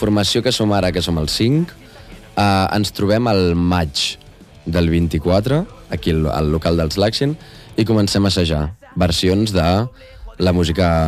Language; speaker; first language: Catalan; native; Catalan